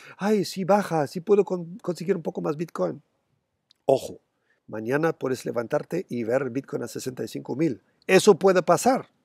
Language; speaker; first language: Spanish; non-native, fluent; German